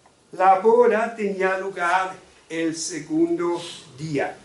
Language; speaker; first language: Spanish; non-native, fluent; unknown